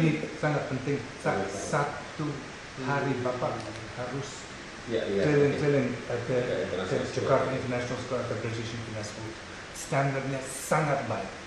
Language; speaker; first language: Indonesian; non-native, fluent; English